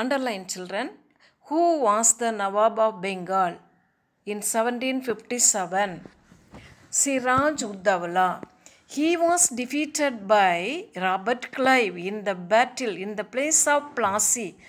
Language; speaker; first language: English; non-native, local second language; Tamil